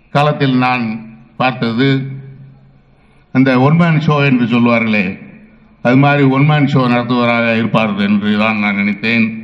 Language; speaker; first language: Tamil; native; Tamil